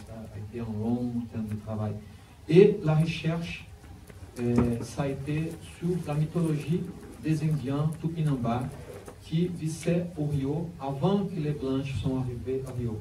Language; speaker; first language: French; non-native, learner; Portuguese